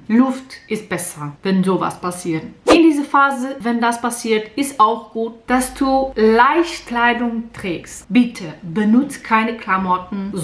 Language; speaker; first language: German; non-native, learner; Portuguese